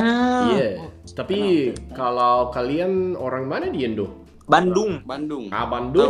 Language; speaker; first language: Indonesian; non-native, fluent; English